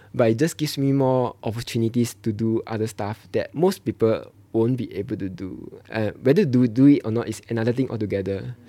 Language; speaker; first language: English; non-native, local second language; Chinese